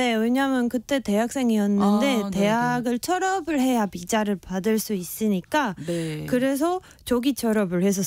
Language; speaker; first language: Korean; non-native, fluent; Spanish